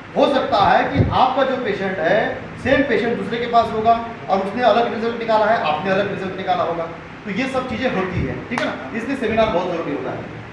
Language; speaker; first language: Hindi; non-native, local second language; Marathi